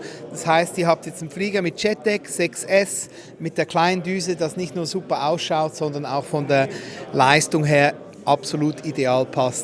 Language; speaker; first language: German; native; German